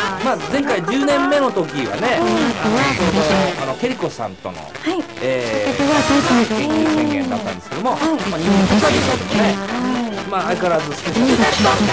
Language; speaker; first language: Japanese; native; Japanese